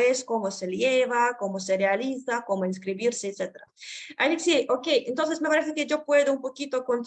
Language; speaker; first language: Spanish; non-native, fluent; Russian